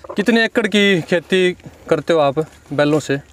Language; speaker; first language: Hindi; native; Hindi